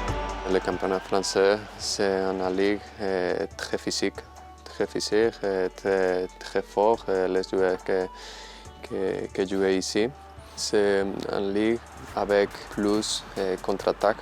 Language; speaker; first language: French; non-native, learner; Spanish